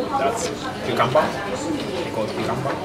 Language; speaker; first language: English; non-native, learner; French